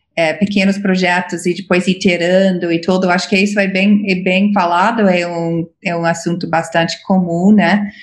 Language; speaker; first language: Portuguese; non-native, fluent; English